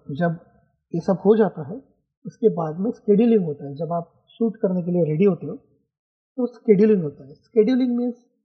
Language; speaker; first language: Hindi; non-native, local second language; Marathi